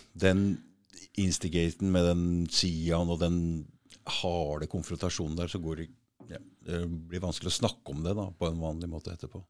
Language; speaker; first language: Norwegian; native; Norwegian